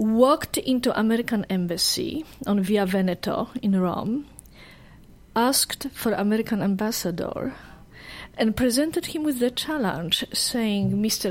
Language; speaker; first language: English; non-native, fluent; Polish